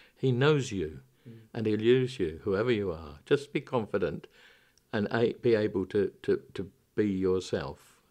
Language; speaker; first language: English; native; English